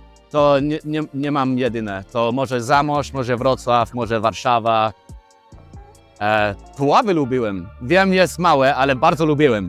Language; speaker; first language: Polish; non-native, learner; English